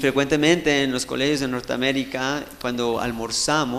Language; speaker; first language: Spanish; native; Spanish